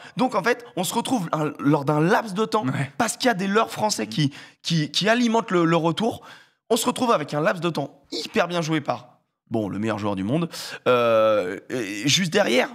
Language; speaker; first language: French; native; French